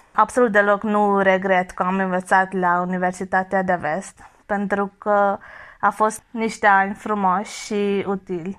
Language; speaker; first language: Romanian; non-native, fluent; Hungarian